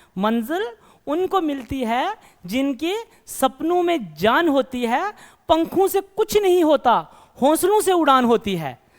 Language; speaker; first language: Hindi; non-native, local second language; Kashmiri